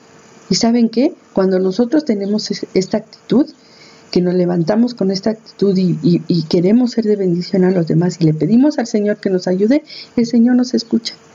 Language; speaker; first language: Spanish; native; Spanish